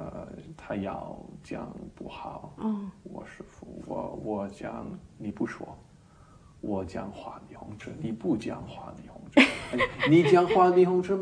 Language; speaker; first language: Chinese; non-native, learner; English